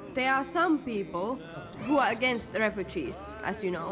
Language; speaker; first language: English; non-native, fluent; Finnish